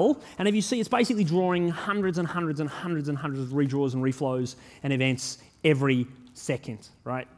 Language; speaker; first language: English; native; English